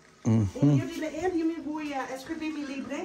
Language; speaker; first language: Spanish; non-native, learner; English